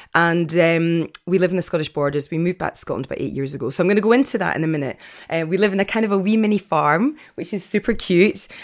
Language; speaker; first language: English; native; English